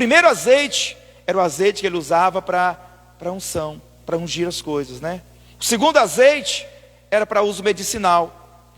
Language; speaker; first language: Portuguese; native; Portuguese